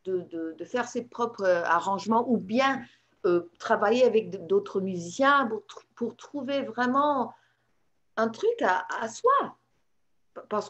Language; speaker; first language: French; non-native, fluent; English